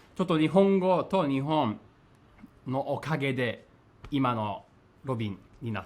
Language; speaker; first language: Japanese; non-native, fluent; English